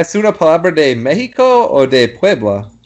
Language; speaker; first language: Spanish; non-native, learner; English